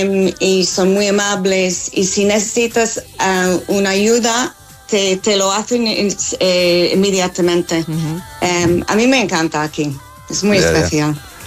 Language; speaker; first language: Spanish; non-native, fluent; English